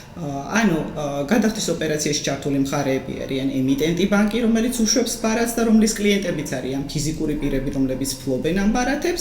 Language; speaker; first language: Georgian; native; Georgian